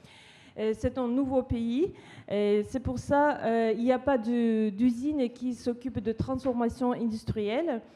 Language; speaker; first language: French; non-native, fluent; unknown